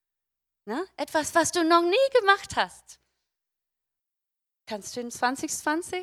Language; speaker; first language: German; non-native, fluent; English